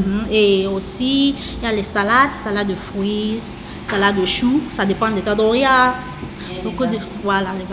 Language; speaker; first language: French; non-native, local second language; English